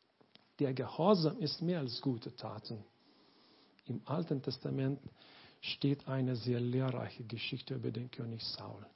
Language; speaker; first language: German; non-native, learner; Lithuanian